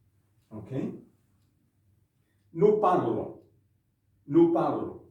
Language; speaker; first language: French; non-native, fluent; Indonesian